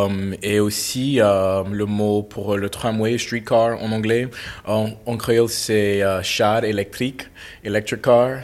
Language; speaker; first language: French; non-native, fluent; English